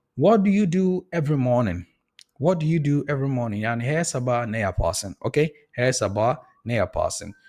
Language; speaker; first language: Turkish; non-native, fluent; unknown